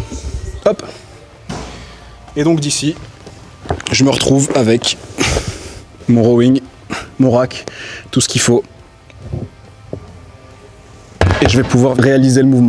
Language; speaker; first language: French; native; French